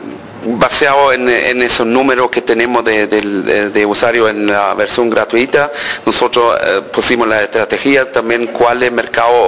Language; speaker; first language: Spanish; early bilingual, heritage; Spanish